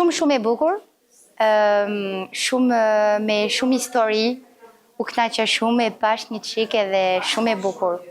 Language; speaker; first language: Albanian; early bilingual, heritage; Albanian